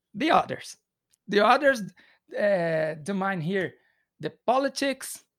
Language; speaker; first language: English; non-native, learner; Portuguese